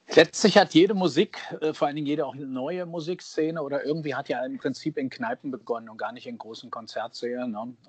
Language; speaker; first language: German; native; German